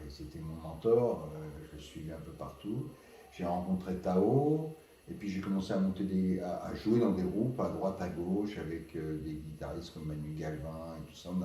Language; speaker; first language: French; native; French